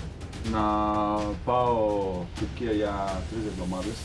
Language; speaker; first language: Greek; non-native, fluent; Turkish